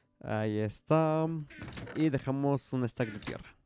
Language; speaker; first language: Spanish; native; Spanish